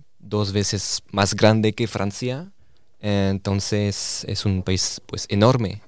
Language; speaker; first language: Spanish; early bilingual, heritage; Spanish